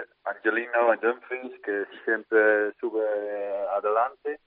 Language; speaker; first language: Spanish; non-native, fluent; Dutch